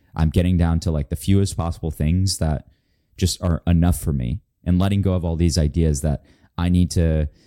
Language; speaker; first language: English; native; English